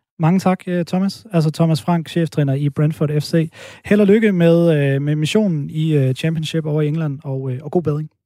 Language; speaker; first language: Danish; native; Danish